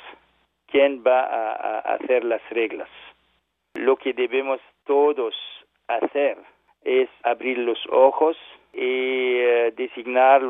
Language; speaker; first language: Spanish; non-native, learner; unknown